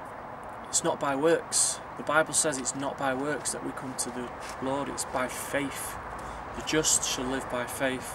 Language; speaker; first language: English; native; English